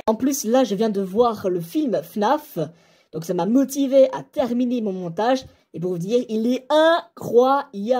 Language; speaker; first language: French; native; French